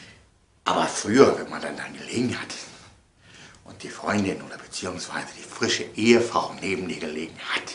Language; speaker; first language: German; native; German